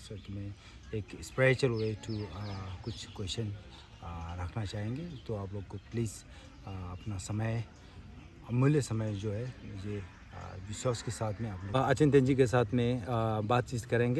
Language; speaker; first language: Hindi; non-native, local second language; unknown